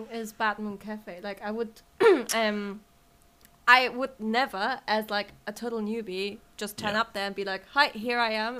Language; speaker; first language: English; non-native, fluent; German